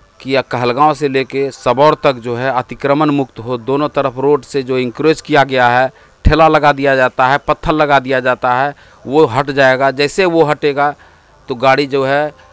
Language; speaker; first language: Hindi; native; Hindi